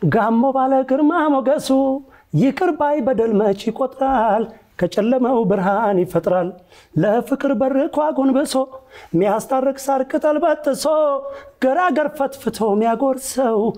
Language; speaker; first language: Amharic; native; Amharic